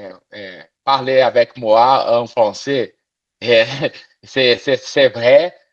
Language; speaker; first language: French; non-native, learner; Portuguese